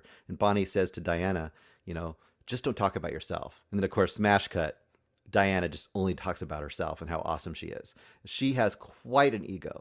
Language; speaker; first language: English; native; English